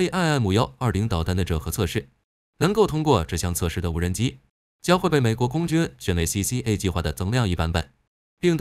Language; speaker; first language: Chinese; native; Chinese